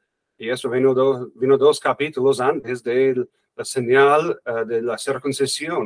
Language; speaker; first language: Spanish; non-native, fluent; English